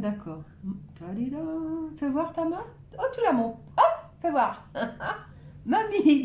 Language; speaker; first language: French; native; French